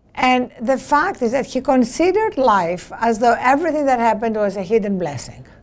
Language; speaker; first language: English; non-native, fluent; Greek